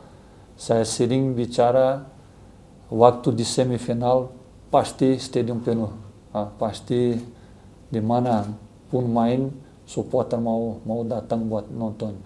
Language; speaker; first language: Indonesian; non-native, learner; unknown